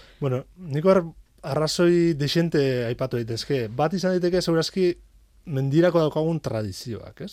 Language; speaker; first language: Basque; native; Basque